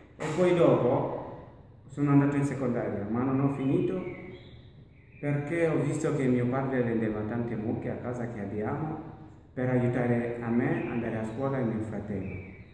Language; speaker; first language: Italian; non-native, learner; Masai